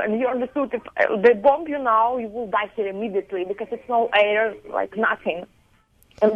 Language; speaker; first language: English; non-native, fluent; Ukrainian